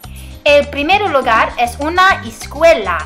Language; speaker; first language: Spanish; non-native, learner; English